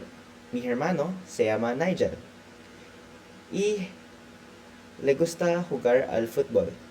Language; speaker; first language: Spanish; non-native, learner; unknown